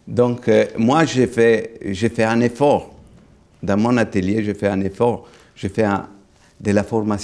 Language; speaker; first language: French; non-native, fluent; Italian